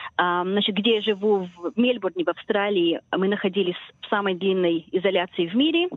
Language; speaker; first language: Russian; early bilingual, heritage; Russian